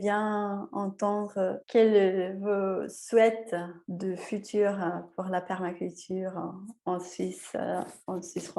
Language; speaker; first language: French; non-native, fluent; Portuguese